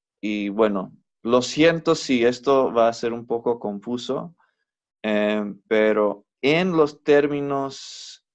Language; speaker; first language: Spanish; non-native, fluent; English